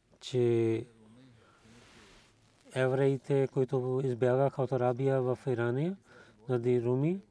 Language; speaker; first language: Bulgarian; non-native, learner; Urdu